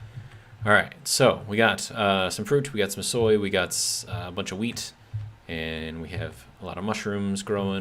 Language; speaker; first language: English; native; English